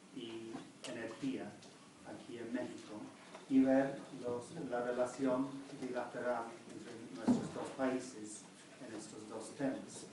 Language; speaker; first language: Spanish; non-native, fluent; English